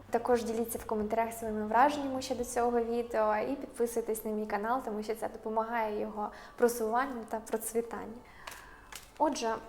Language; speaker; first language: Ukrainian; non-native, local second language; Russian